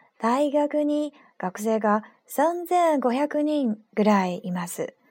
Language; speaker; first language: Japanese; non-native, fluent; Chinese